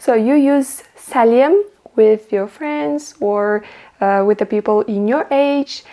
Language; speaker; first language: English; non-native, fluent; Kazakh